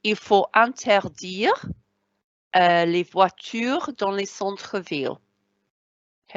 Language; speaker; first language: French; non-native, fluent; Welsh